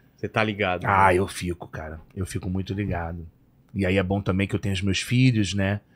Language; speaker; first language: Portuguese; native; Portuguese